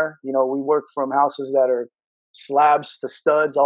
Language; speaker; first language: English; native; English